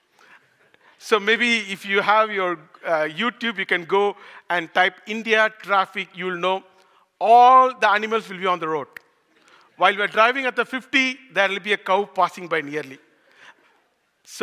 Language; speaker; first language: English; non-native, local second language; Tamil